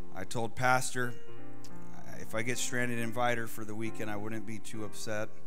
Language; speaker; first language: English; native; English